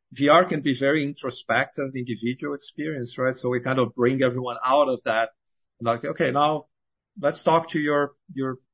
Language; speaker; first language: English; non-native, fluent; Portuguese